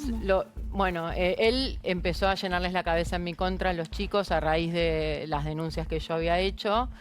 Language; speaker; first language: Spanish; native; Spanish